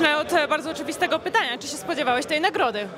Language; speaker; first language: Polish; native; Polish